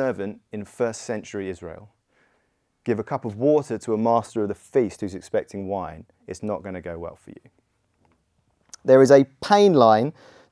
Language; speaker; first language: English; native; English